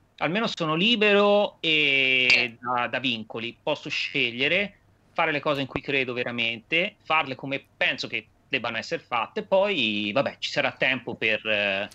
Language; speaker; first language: Italian; native; Italian